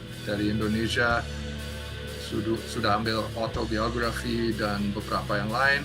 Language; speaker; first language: Indonesian; non-native, fluent; English